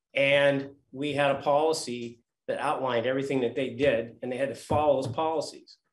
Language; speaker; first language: English; native; English